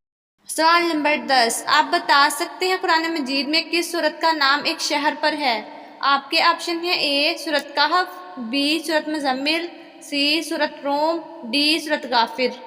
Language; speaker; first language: Urdu; native; Urdu